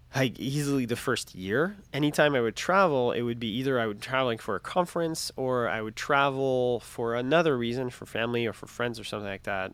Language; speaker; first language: English; non-native, fluent; French